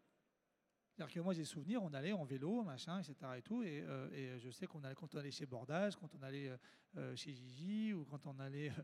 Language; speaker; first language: French; native; French